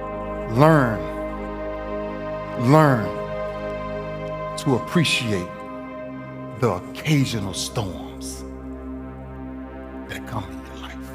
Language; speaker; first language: English; native; English